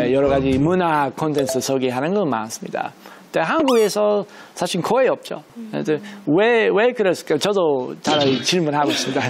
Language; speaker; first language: Korean; non-native, fluent; English